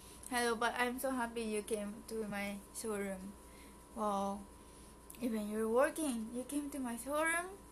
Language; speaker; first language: English; early bilingual, other home language; Japanese